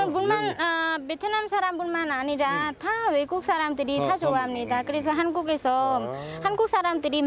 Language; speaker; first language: Korean; non-native, learner; Vietnamese